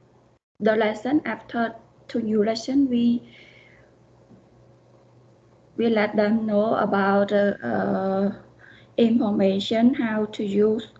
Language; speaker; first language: English; non-native, learner; Khmer